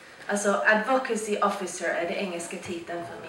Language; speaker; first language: Swedish; native; Swedish